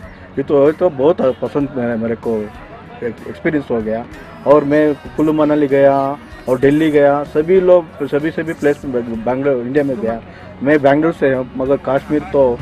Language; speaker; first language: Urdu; non-native, local second language; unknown